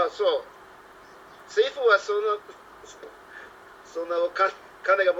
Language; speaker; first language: Japanese; non-native, learner; English